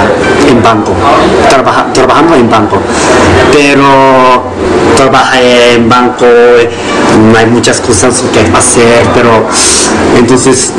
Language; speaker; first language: Spanish; non-native, learner; Japanese